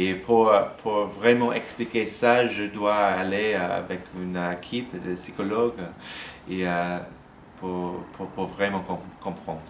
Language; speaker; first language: French; non-native, learner; English